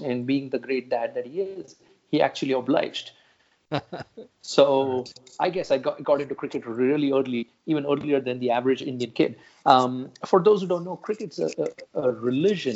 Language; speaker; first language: English; non-native, local second language; Marathi